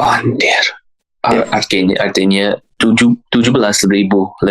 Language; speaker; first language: Indonesian; non-native, learner; English